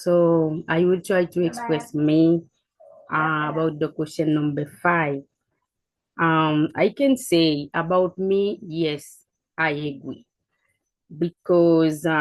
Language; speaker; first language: English; non-native, learner; Haitian Creole